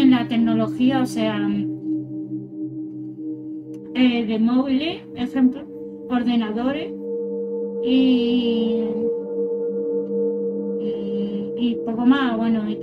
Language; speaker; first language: Spanish; early bilingual, other home language; Russian